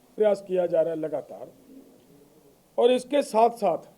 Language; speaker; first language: Hindi; non-native, local second language; Punjabi